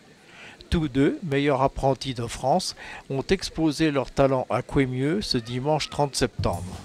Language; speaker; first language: French; native; French